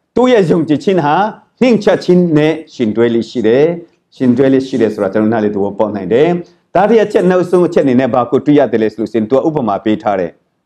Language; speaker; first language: Burmese; non-native, local second language; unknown